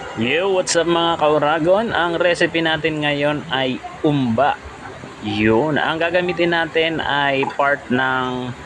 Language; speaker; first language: Filipino; native; Filipino